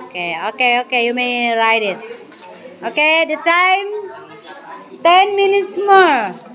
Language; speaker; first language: English; non-native, learner; Indonesian